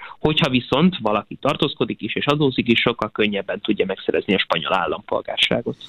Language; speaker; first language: Hungarian; native; Hungarian